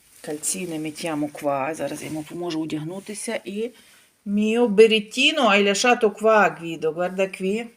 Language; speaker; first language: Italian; non-native, learner; Ukrainian